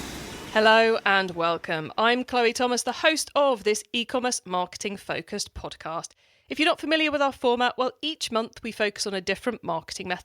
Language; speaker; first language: English; native; English